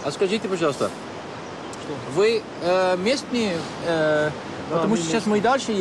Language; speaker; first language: Russian; non-native, learner; Dutch